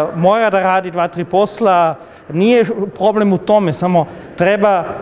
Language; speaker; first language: Serbian; non-native, fluent; German